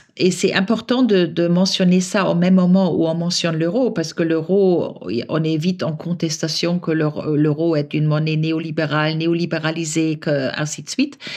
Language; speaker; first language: French; non-native, fluent; German